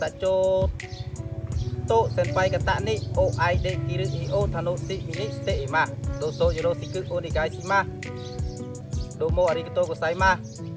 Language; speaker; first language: Japanese; non-native, learner; Khmer